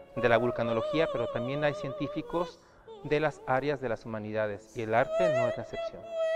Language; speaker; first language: Spanish; native; Spanish